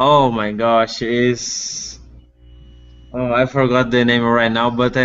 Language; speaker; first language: English; non-native, learner; Portuguese